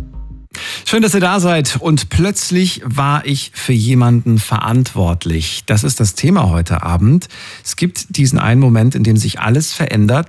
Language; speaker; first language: German; native; German